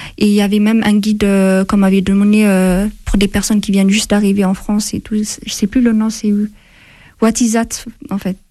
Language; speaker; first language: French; non-native, fluent; Amharic